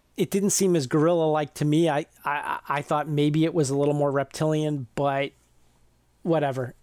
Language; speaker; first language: English; native; English